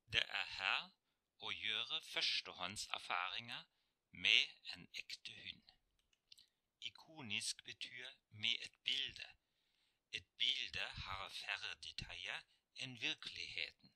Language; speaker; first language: Norwegian; non-native, fluent; German